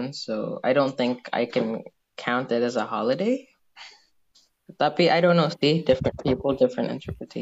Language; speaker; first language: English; non-native, fluent; Indonesian